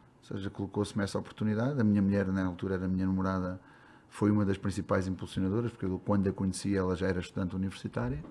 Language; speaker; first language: Portuguese; native; Portuguese